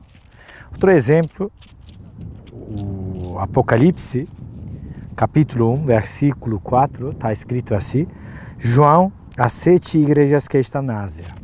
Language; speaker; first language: Portuguese; non-native, fluent; Turkish